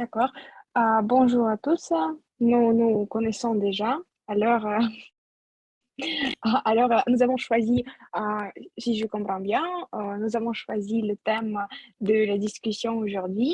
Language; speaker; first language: French; non-native, fluent; Russian